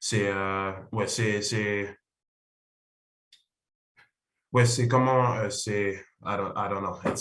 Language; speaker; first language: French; non-native, learner; English